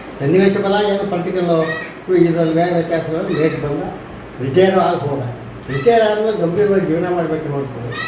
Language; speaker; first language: Kannada; native; Kannada